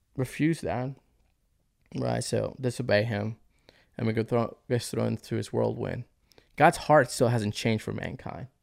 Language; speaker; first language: English; early bilingual, other home language; Spanish